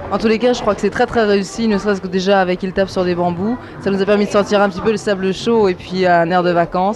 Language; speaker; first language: French; native; French